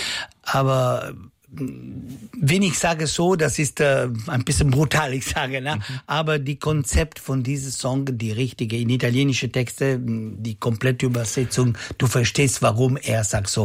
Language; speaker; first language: German; non-native, learner; Italian